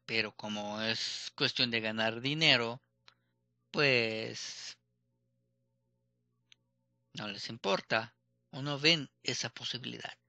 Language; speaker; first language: Spanish; native; Spanish